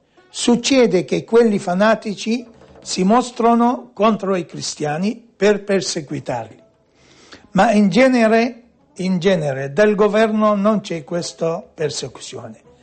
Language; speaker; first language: Italian; non-native, fluent; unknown